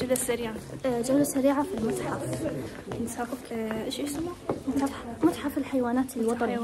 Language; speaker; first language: Arabic; native; Arabic